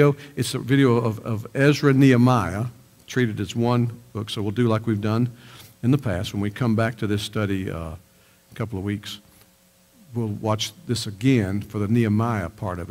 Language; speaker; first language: English; native; English